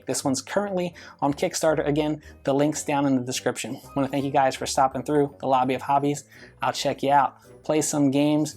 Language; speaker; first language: English; native; English